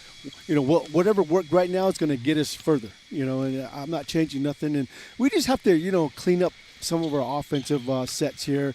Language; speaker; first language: English; native; English